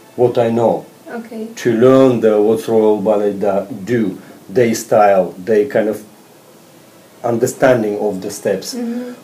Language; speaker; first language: English; non-native, fluent; Russian